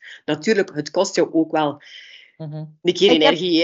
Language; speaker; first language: Dutch; native; Dutch